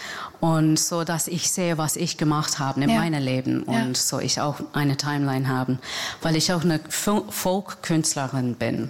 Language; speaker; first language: German; non-native, fluent; English